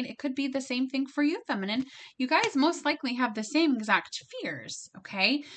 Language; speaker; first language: English; native; English